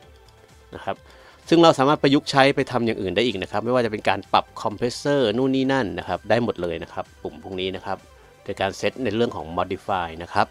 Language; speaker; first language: Thai; native; Thai